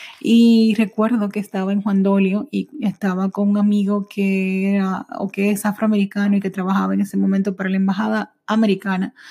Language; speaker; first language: Spanish; early bilingual, heritage; Spanish